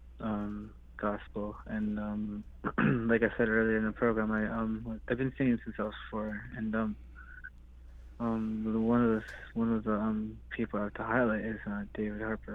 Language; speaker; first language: English; native; English